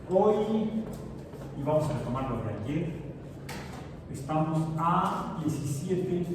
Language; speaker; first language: Spanish; native; Spanish